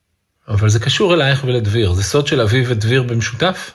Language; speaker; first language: Hebrew; native; Hebrew